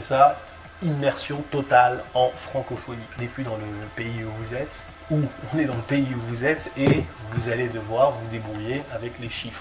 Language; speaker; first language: French; native; French